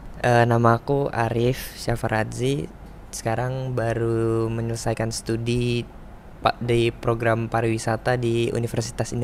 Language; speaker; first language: Indonesian; native; Indonesian